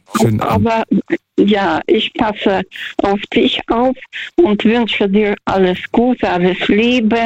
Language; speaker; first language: German; non-native, fluent; Russian